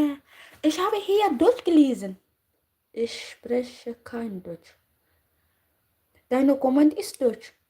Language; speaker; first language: German; non-native, learner; Tigrinya